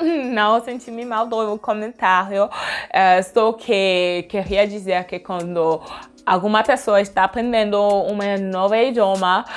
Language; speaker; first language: Portuguese; non-native, learner; French